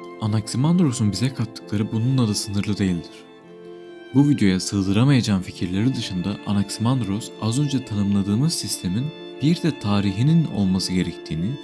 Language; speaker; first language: Turkish; native; Turkish